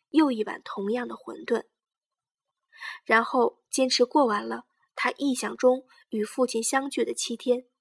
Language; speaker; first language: Chinese; native; Chinese